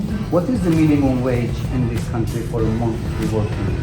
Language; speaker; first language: English; non-native, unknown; Turkish